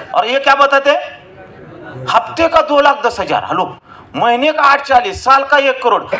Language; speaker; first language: Hindi; non-native, local second language; Marathi